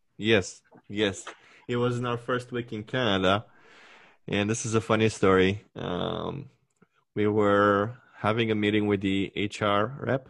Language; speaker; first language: English; non-native, fluent; Romanian